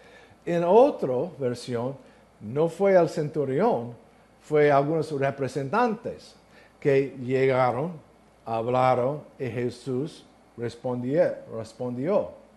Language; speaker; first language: Spanish; non-native, learner; English